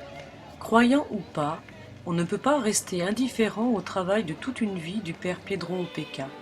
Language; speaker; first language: French; native; French